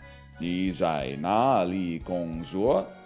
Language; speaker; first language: Chinese; non-native, learner; English